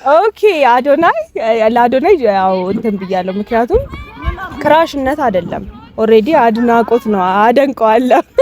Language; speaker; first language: Amharic; native; Amharic